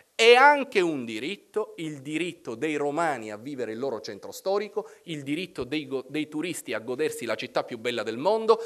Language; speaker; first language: Italian; native; Italian